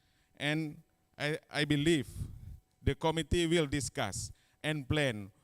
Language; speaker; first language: English; non-native, learner; Indonesian